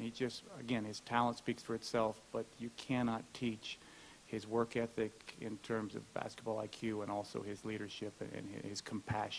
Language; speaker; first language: English; native; English